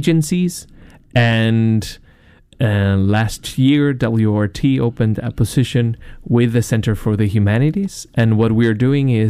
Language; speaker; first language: English; non-native, fluent; Spanish